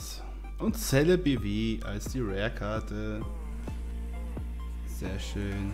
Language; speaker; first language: German; native; German